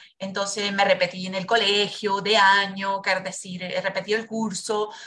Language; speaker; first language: Spanish; non-native, fluent; Portuguese